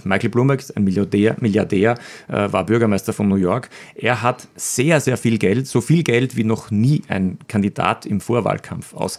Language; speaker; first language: German; native; German